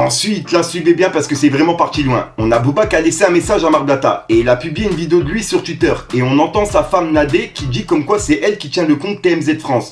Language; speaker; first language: French; native; French